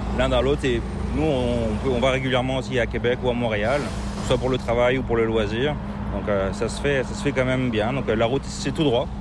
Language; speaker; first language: French; native; French